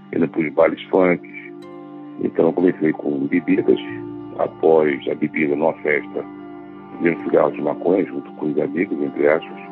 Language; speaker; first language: Portuguese; native; Portuguese